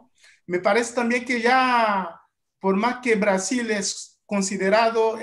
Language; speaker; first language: Spanish; non-native, fluent; Haitian Creole